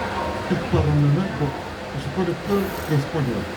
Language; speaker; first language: French; non-native, local second language; Arabic